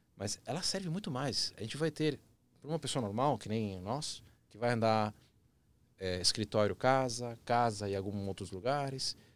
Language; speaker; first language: Portuguese; early bilingual, other home language; Spanish